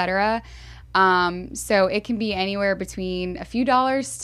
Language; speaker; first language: English; native; English